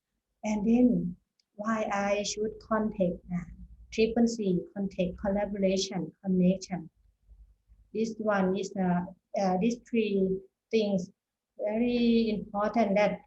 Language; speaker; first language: English; non-native, fluent; Thai